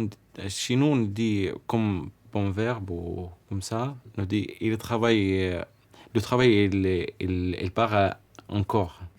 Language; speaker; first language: French; non-native, learner; Arabic